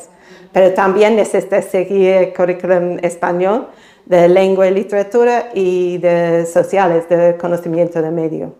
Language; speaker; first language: Spanish; non-native, fluent; English